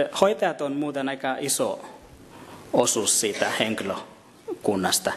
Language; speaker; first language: Finnish; non-native, fluent; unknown